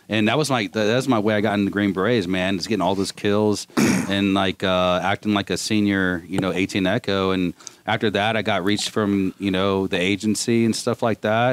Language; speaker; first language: English; native; English